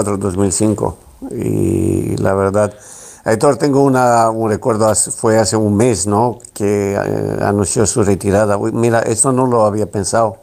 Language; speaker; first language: Spanish; native; Spanish